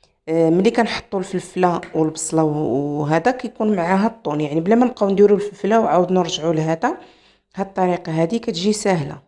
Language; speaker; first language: Arabic; native; Arabic